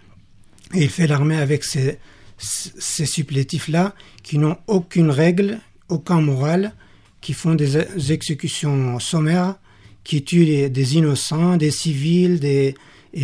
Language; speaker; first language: French; non-native, fluent; Kurdish